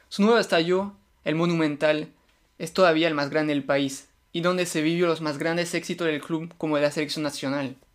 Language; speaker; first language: Spanish; non-native, fluent; French